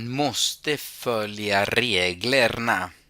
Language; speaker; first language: Swedish; non-native, fluent; Spanish